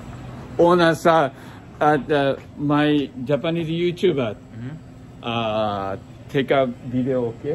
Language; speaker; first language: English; non-native, learner; Japanese